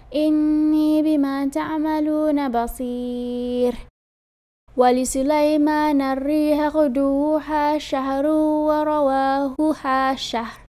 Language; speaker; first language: Arabic; non-native, learner; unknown